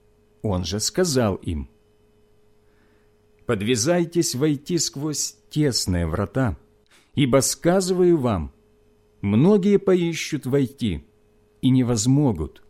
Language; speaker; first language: Russian; native; Russian